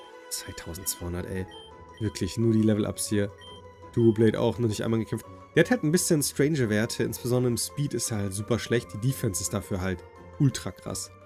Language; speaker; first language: German; native; German